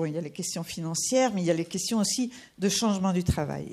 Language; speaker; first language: French; native; French